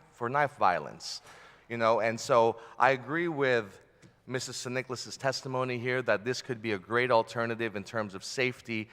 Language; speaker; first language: English; early bilingual, other home language; Filipino